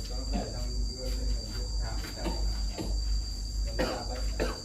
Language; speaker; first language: Vietnamese; native; Vietnamese